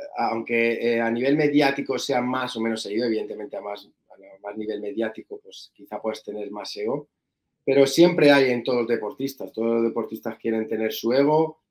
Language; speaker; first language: Spanish; native; Spanish